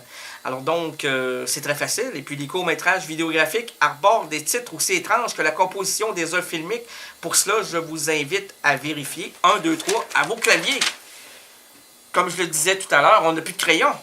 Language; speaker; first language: French; native; French